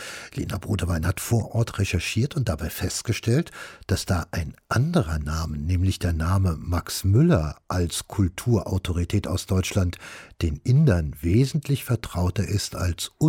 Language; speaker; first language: German; native; German